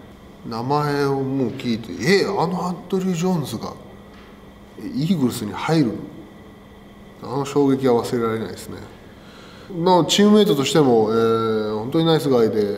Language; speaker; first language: Japanese; native; Japanese